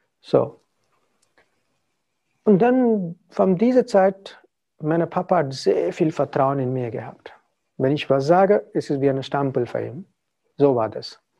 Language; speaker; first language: German; non-native, fluent; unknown